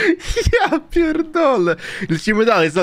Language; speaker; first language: Polish; native; Polish